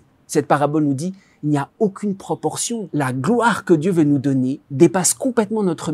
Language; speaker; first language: French; native; French